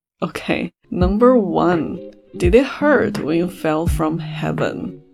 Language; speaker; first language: English; non-native, fluent; Chinese